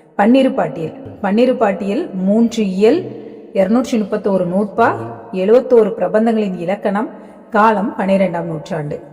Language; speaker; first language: Tamil; native; Tamil